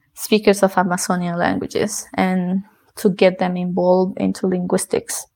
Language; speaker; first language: English; non-native, fluent; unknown